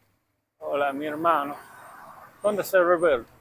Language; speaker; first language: Spanish; non-native, learner; English